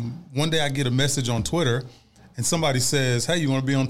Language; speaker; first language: English; native; English